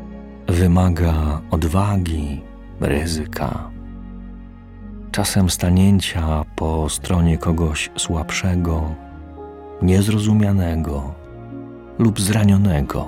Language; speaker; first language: Polish; native; Polish